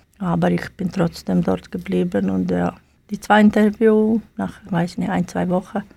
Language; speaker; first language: German; non-native, learner; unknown